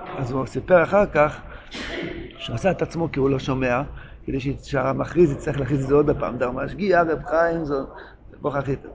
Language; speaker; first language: Hebrew; non-native, local second language; Yiddish